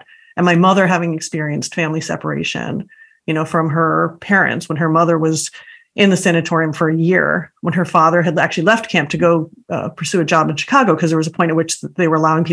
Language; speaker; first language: English; native; English